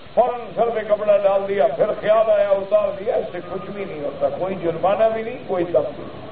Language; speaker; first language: Urdu; early bilingual, heritage; Urdu